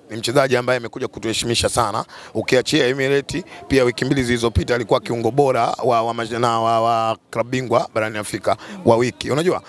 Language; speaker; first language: Swahili; native; Swahili